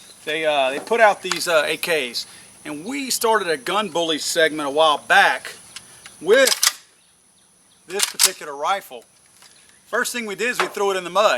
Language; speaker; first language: English; native; English